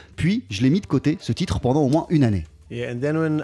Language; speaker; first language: French; native; French